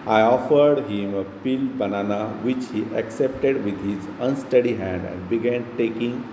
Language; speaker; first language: English; non-native, local second language; Marathi